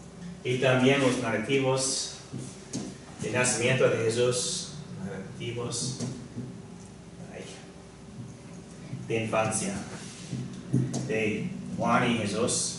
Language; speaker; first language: Spanish; non-native, fluent; English